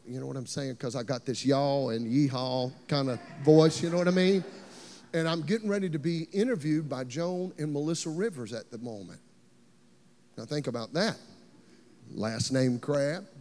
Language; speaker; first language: English; native; English